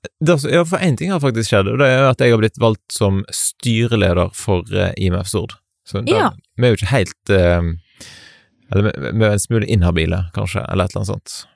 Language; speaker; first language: Norwegian; native; Norwegian